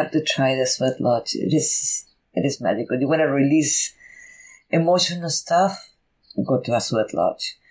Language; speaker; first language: English; non-native, fluent; Spanish